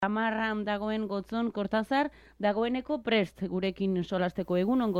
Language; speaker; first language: Basque; native; Basque